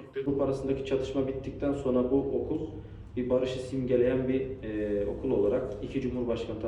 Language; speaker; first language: Turkish; native; Turkish